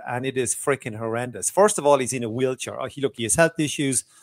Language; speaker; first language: English; native; English